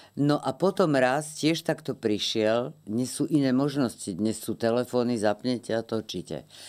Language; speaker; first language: Slovak; native; Slovak